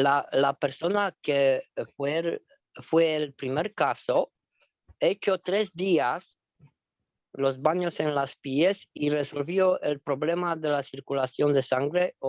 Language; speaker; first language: Spanish; non-native, fluent; Romanian